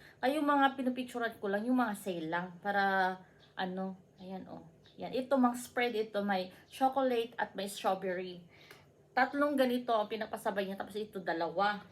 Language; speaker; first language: Filipino; non-native, local second language; Cebuano